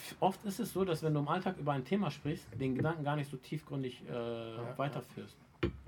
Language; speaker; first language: German; early bilingual, other home language; Turkish